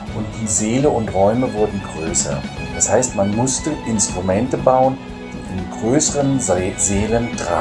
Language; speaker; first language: German; native; German